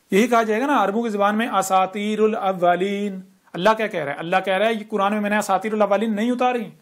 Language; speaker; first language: Urdu; native; Urdu